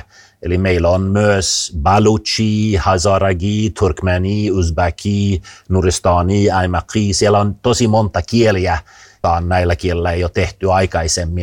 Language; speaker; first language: Finnish; non-native, fluent; Swedish